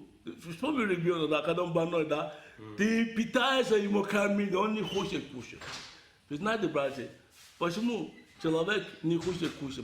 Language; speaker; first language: Russian; non-native, learner; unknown